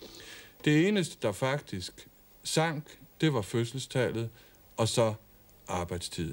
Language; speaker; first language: Danish; native; Danish